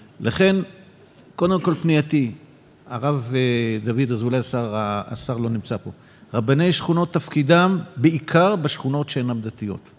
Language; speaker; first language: Hebrew; native; Hebrew